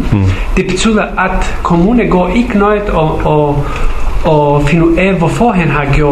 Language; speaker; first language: Danish; non-native, fluent; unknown